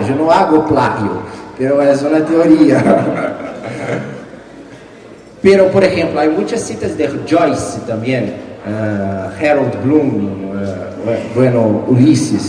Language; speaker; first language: Spanish; non-native, fluent; Portuguese